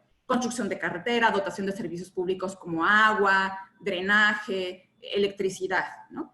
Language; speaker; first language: Spanish; native; Spanish